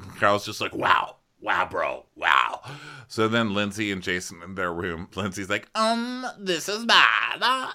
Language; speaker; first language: English; native; English